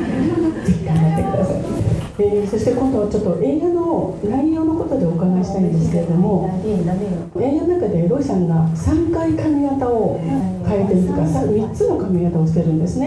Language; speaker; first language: Japanese; native; Japanese